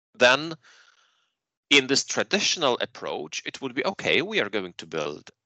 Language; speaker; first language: English; non-native, fluent; Polish